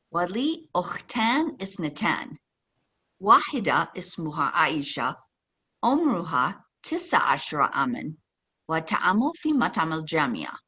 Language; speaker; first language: Arabic; non-native, fluent; English